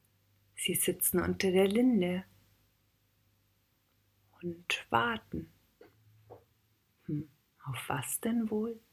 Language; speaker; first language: German; native; German